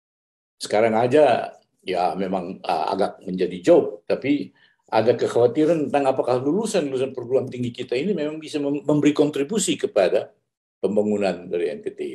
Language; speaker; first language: Malay; native; Malay